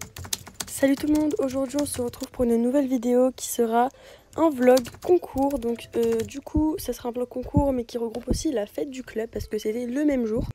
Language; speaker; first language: French; native; French